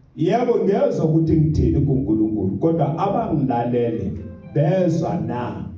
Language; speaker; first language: Zulu; non-native, local second language; Southern Sotho